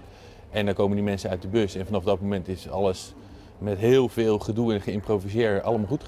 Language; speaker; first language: Dutch; native; Dutch